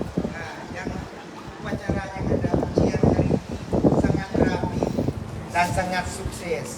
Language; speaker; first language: Indonesian; non-native, learner; Thai